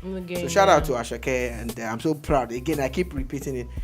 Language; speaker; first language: English; non-native, local second language; Yoruba